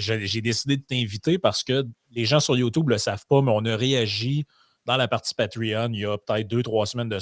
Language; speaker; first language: French; native; French